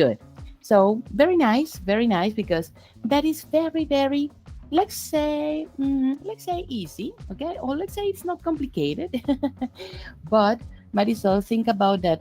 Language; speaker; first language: English; non-native, fluent; Spanish